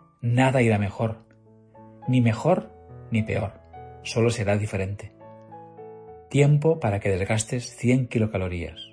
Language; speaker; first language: Spanish; native; Spanish